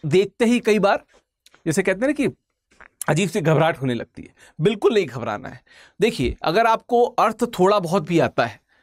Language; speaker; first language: Hindi; native; Hindi